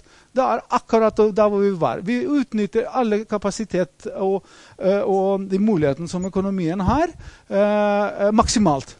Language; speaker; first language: Norwegian; non-native, fluent; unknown